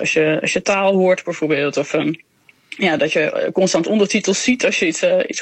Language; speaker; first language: Dutch; native; Dutch